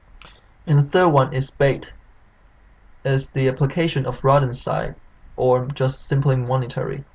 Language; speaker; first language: English; non-native, fluent; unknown